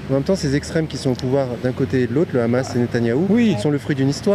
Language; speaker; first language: French; native; French